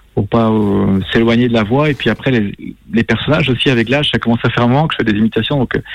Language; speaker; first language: French; native; French